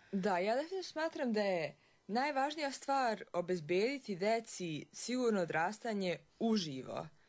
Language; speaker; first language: Serbian; native; Serbian